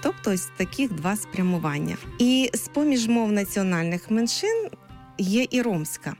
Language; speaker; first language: Ukrainian; native; Ukrainian